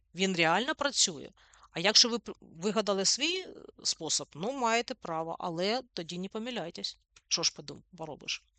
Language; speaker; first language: Ukrainian; non-native, local second language; Russian